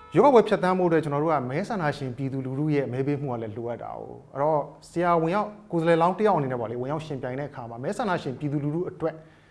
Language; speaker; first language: Burmese; native; Burmese